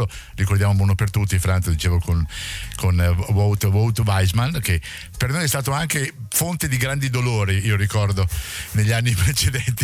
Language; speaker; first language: Italian; native; Italian